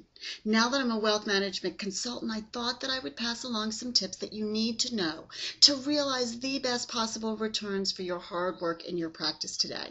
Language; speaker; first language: English; native; English